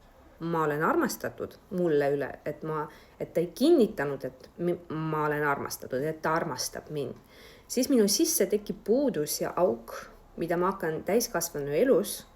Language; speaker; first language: Estonian; non-native, local second language; Russian